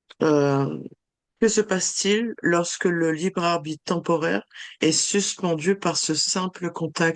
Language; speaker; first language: French; native; French